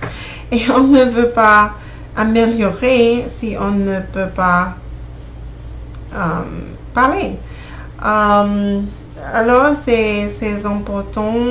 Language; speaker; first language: French; non-native, learner; English